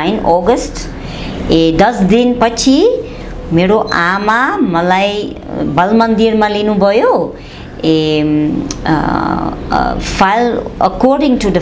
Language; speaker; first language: Nepali; non-native, learner; Dutch